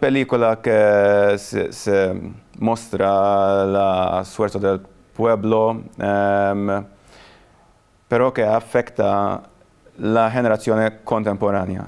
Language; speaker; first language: Spanish; non-native, fluent; Maltese